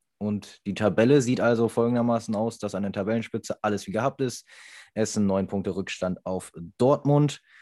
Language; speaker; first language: German; native; German